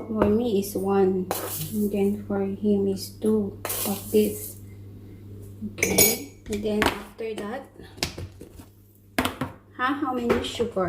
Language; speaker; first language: English; non-native, local second language; Filipino